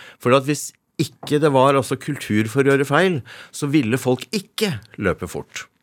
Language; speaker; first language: Norwegian; early bilingual, other home language; Yiddish